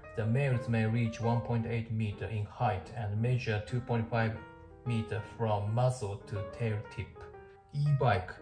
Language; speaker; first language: English; non-native, fluent; Japanese